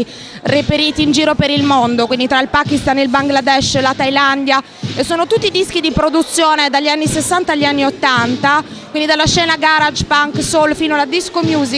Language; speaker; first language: Italian; native; Italian